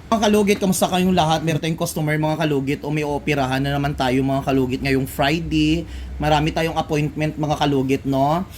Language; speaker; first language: Filipino; non-native, local second language; Cebuano